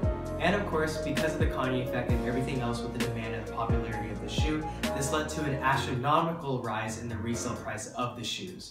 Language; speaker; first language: English; native; English